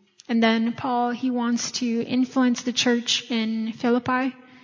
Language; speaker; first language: English; non-native, fluent; Italian